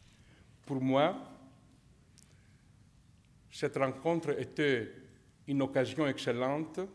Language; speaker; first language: French; non-native, fluent; Greek